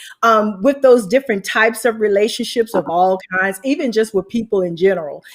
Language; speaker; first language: English; native; English